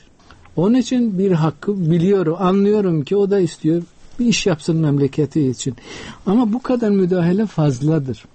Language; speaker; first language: Turkish; non-native, fluent; Uzbek